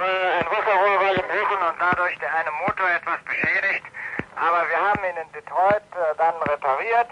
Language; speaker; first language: German; native; German